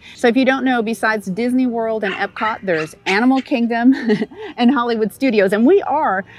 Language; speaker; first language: English; native; English